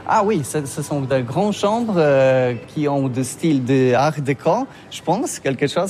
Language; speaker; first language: French; non-native, learner; Polish